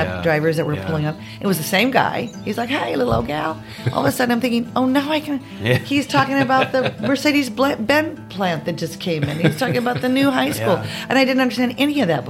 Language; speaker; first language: English; native; English